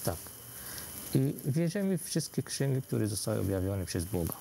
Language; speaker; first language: Polish; non-native, fluent; Arabic